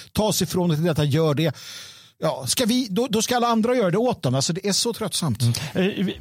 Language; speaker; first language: Swedish; native; Swedish